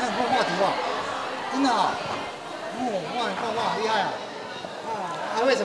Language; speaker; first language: Chinese; native; Chinese